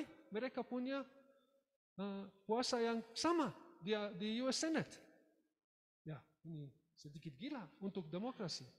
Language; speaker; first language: Indonesian; non-native, learner; English